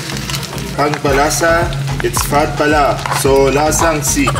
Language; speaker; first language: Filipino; non-native, learner; Arabic